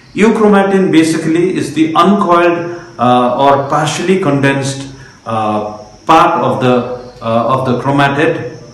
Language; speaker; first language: English; non-native, local second language; Nepali